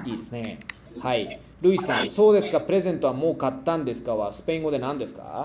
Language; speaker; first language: Japanese; non-native, fluent; Spanish